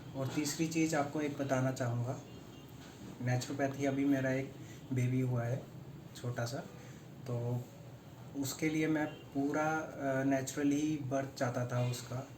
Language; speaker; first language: Hindi; native; Hindi